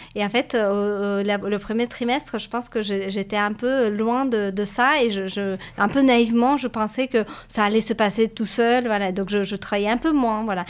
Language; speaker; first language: French; non-native, fluent; Russian